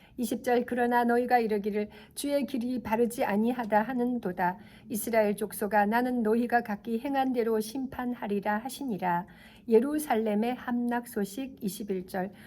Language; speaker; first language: Korean; native; Korean